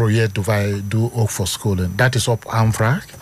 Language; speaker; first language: Dutch; non-native, learner; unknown